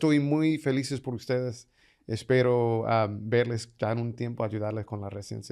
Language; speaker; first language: Spanish; non-native, fluent; English